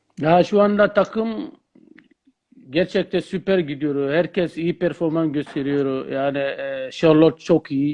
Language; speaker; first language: Turkish; non-native, learner; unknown